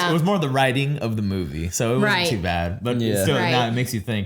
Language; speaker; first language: English; native; English